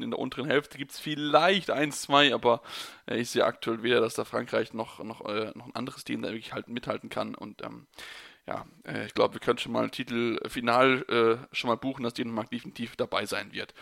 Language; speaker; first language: German; native; German